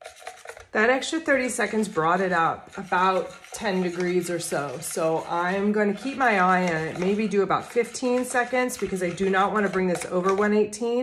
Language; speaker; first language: English; native; English